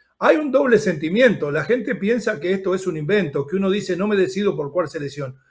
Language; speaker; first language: Spanish; native; Spanish